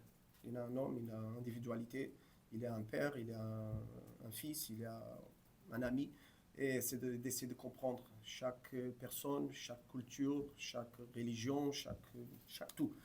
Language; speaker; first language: French; non-native, fluent; Portuguese